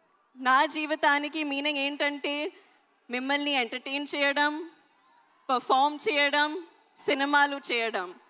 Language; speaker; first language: Telugu; non-native, learner; Hindi